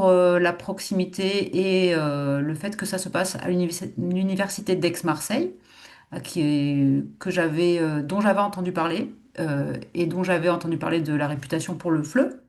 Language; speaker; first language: French; native; French